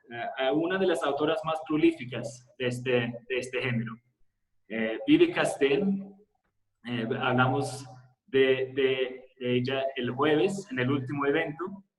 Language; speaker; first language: Spanish; non-native, fluent; Swedish